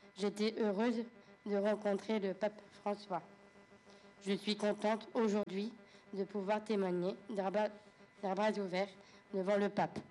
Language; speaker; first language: French; native; French